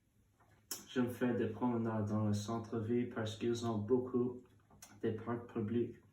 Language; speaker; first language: French; non-native, learner; English